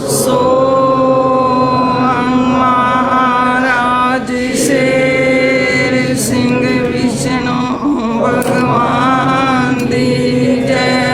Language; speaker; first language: Hindi; native; Hindi